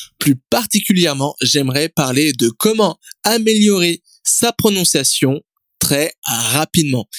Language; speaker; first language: French; native; French